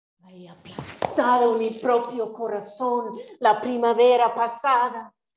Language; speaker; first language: Spanish; non-native, fluent; English